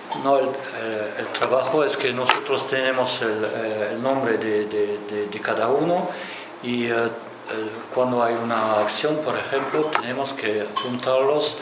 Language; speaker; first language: Spanish; non-native, fluent; French